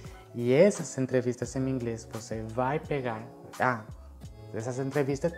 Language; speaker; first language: Portuguese; non-native, fluent; Spanish